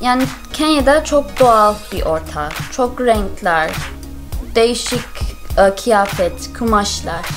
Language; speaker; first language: Turkish; non-native, learner; English